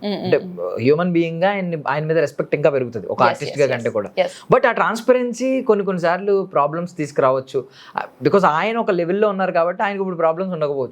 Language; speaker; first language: Telugu; native; Telugu